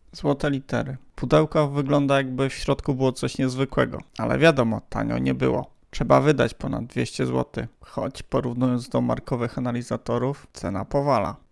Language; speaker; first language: Polish; native; Polish